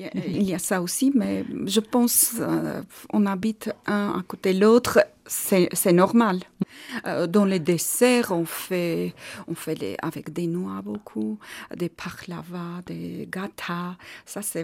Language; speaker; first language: French; non-native, learner; Armenian